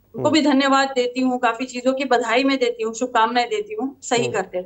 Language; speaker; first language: Hindi; non-native, local second language; Gujarati